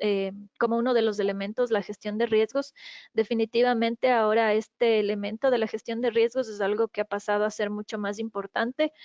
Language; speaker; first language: Spanish; native; Spanish